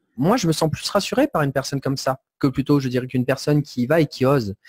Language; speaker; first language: French; native; French